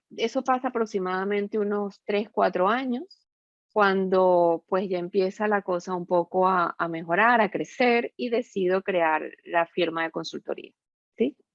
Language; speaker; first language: Spanish; native; Spanish